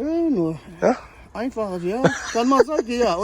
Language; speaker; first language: German; non-native, learner; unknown